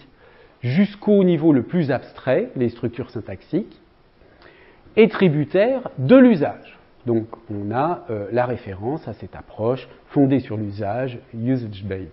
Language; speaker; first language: French; native; French